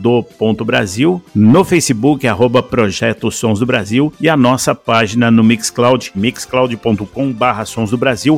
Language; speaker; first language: Portuguese; native; Portuguese